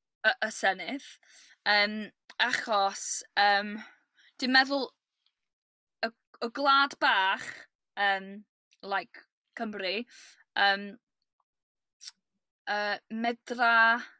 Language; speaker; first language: Welsh; non-native, learner; English